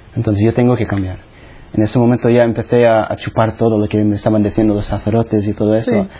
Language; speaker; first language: Spanish; non-native, fluent; Filipino